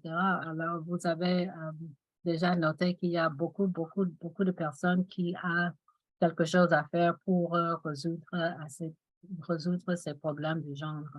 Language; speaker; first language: French; non-native, fluent; English